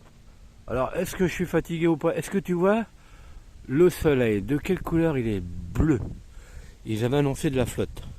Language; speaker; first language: French; native; French